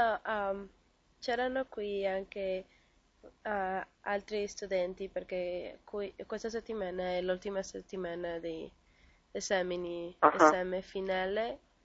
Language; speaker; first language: Italian; non-native, learner; Spanish